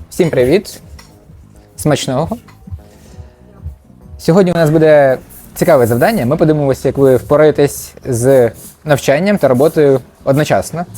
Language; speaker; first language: Ukrainian; native; Ukrainian